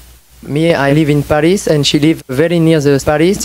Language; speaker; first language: English; non-native, learner; French